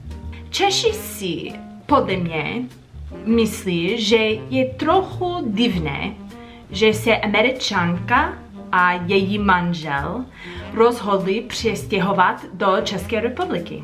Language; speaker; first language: Czech; non-native, learner; English